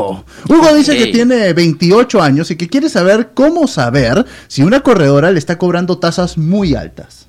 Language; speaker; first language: Spanish; native; Spanish